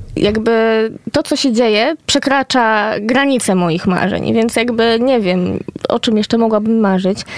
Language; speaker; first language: Polish; native; Polish